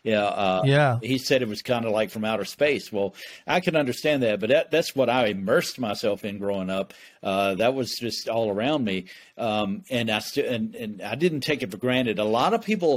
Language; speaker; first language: English; native; English